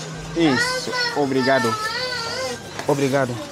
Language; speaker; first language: Portuguese; non-native, learner; Vietnamese